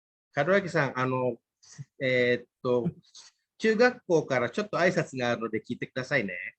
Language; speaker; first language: Japanese; non-native, fluent; Indonesian